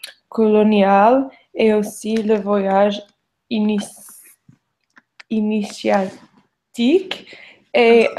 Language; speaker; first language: French; non-native, learner; English